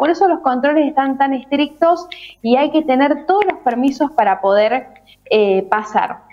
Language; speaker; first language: Spanish; native; Spanish